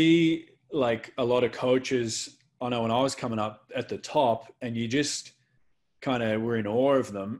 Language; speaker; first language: English; native; English